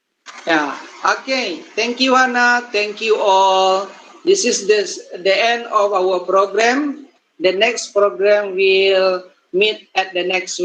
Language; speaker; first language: English; non-native, learner; Indonesian